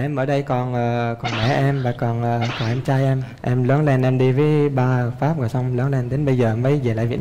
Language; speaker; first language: Vietnamese; early bilingual, heritage; Vietnamese